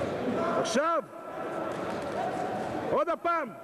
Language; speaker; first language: Hebrew; non-native, fluent; Russian